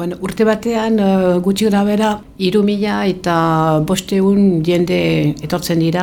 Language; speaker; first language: Basque; non-native, local second language; French